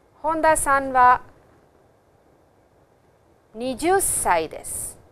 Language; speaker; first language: Japanese; non-native, fluent; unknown